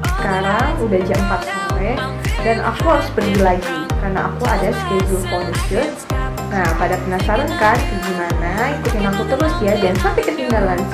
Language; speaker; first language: Indonesian; native; Indonesian